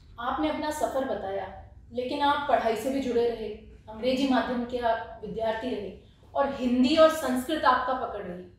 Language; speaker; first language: Hindi; native; Hindi